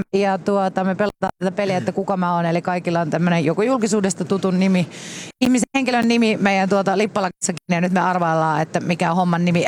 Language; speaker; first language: Finnish; native; Finnish